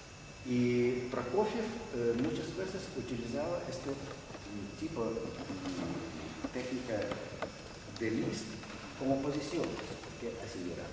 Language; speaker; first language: Spanish; non-native, learner; Russian